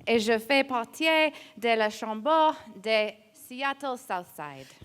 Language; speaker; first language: French; non-native, learner; English